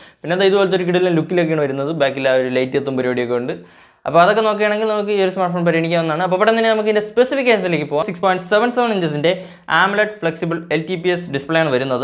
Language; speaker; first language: Malayalam; native; Malayalam